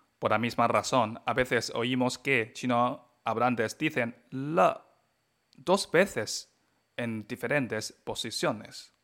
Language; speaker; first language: Spanish; non-native, fluent; Chinese